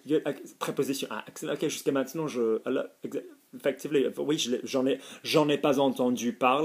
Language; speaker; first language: French; non-native, fluent; English